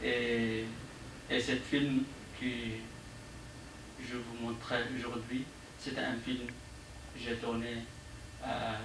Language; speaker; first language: French; non-native, learner; Arabic